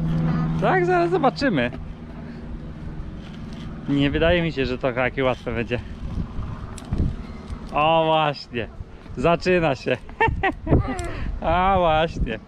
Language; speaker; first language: Polish; native; Polish